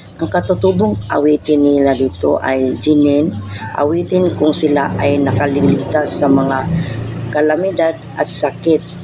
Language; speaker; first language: Filipino; non-native, local second language; Cebuano